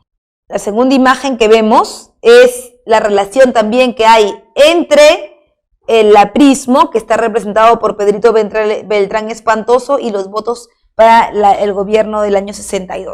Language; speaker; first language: Spanish; native; Spanish